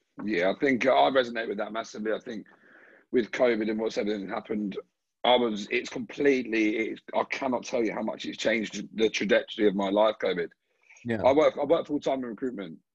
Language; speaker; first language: English; native; English